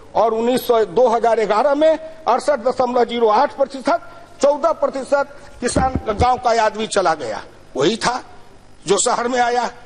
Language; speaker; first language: Hindi; non-native, local second language; Maithili